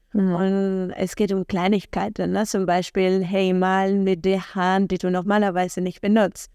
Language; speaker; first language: German; non-native, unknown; Spanish